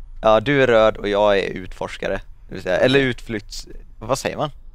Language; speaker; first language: Swedish; native; Swedish